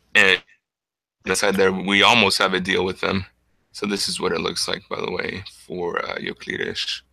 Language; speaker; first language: English; native; English